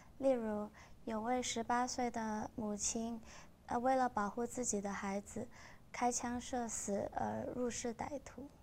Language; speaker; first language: Chinese; non-native, local second language; Cantonese